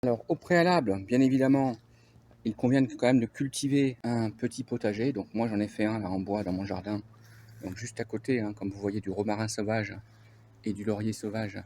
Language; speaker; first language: French; native; French